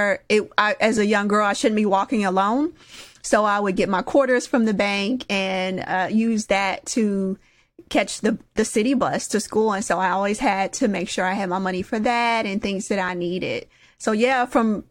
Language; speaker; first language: English; native; English